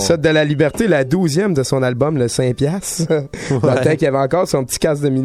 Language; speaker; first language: French; native; French